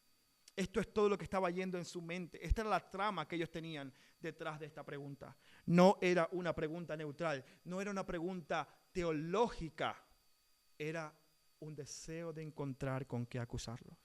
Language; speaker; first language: Spanish; native; Spanish